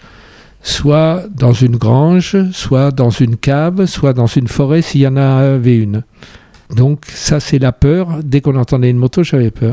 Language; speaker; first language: French; native; French